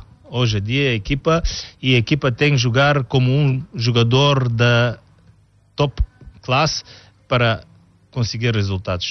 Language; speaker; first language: Portuguese; non-native, fluent; Bulgarian